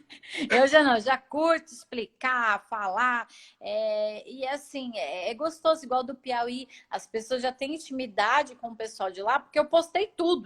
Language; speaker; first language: Portuguese; native; Portuguese